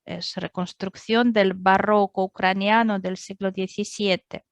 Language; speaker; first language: Spanish; non-native, fluent; Russian